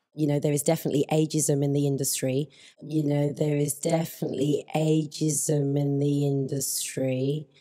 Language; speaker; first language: English; native; English